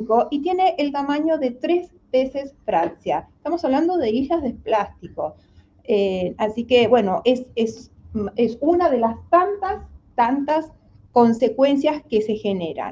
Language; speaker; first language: Spanish; native; Spanish